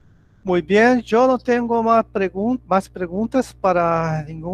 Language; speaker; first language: Spanish; non-native, learner; Portuguese